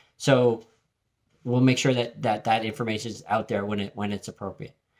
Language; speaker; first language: English; early bilingual, other home language; French